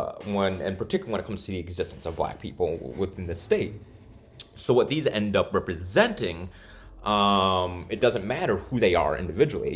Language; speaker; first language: English; native; English